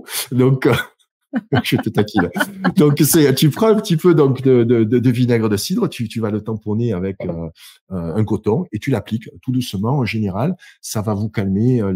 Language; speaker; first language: French; native; French